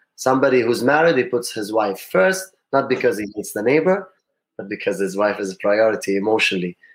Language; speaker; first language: English; non-native, fluent; Arabic